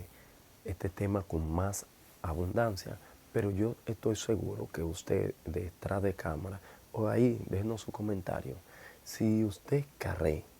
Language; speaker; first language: Spanish; native; Spanish